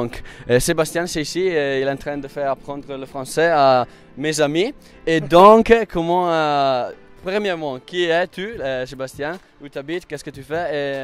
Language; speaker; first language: French; non-native, fluent; Italian